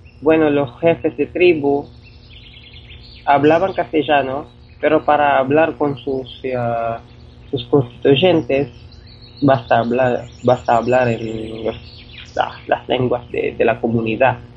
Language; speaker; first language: Spanish; non-native, fluent; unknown